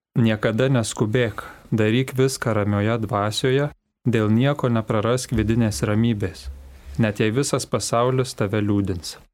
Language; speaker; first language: Lithuanian; native; Lithuanian